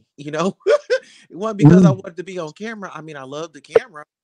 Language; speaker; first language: English; native; English